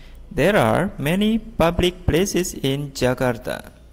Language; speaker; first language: English; non-native, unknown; Indonesian